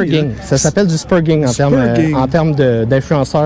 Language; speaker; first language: French; native; French